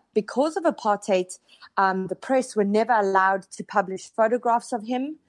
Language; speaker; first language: English; native; English